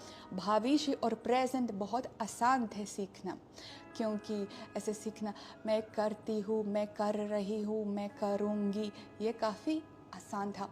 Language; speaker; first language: Hindi; non-native, fluent; Russian